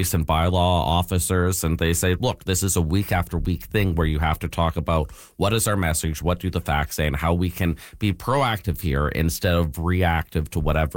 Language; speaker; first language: English; native; English